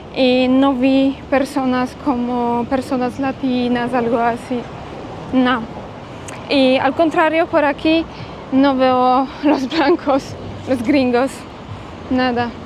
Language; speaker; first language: Spanish; non-native, fluent; Polish